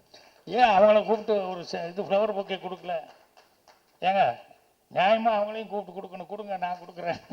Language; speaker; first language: Tamil; native; Tamil